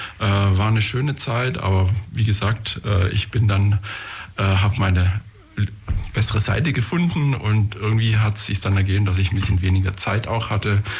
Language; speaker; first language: German; native; German